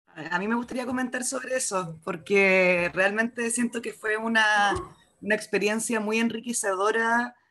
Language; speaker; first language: Spanish; native; Spanish